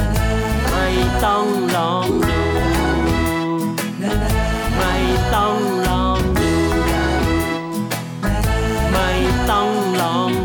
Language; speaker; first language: Thai; native; Thai